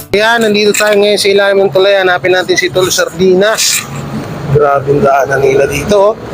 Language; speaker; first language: Filipino; native; Filipino